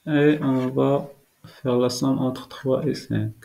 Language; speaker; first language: French; non-native, local second language; Arabic